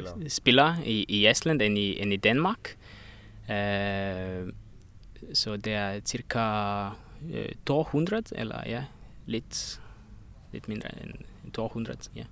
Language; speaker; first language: Danish; non-native, learner; Estonian